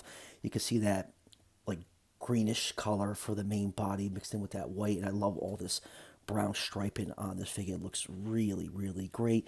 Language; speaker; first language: English; native; English